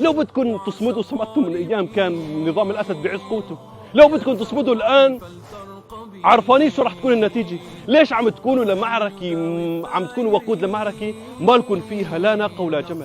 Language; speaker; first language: Arabic; native; Arabic